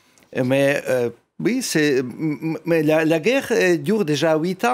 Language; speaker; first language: French; non-native, fluent; Russian